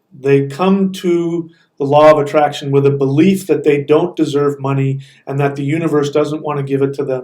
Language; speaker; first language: English; native; English